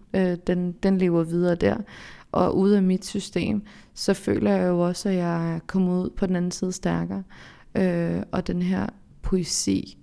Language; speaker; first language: Danish; early bilingual, other home language; Central Kurdish